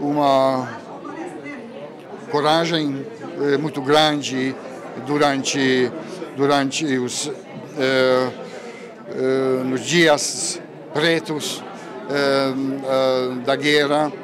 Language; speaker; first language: Portuguese; non-native, fluent; Hungarian